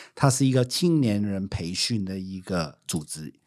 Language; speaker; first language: Chinese; non-native, fluent; Cantonese